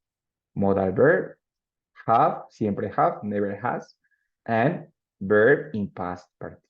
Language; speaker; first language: English; non-native, fluent; Spanish